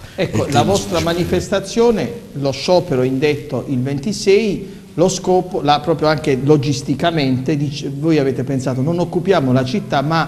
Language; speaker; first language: Italian; native; Italian